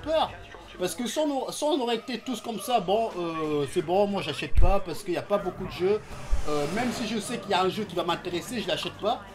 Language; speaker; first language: French; native; French